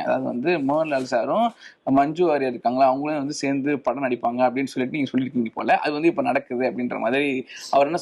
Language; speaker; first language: Tamil; native; Tamil